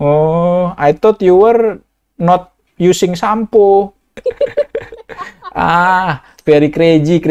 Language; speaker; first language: English; non-native, learner; Indonesian